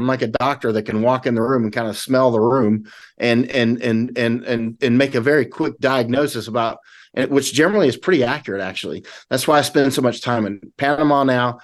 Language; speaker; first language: English; native; English